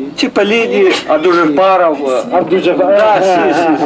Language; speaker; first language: Russian; non-native, learner; Italian